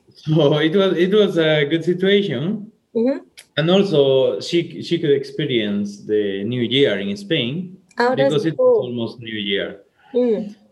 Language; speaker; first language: English; non-native, fluent; Spanish